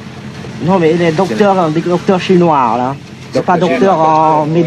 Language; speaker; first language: French; non-native, fluent; Vietnamese